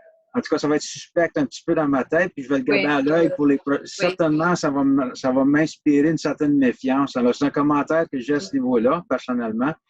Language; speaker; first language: French; native; French